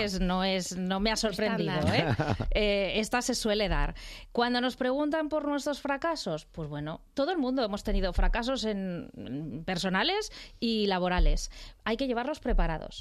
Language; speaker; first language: Spanish; native; Spanish